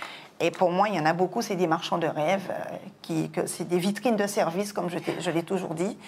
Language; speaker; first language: French; non-native, local second language; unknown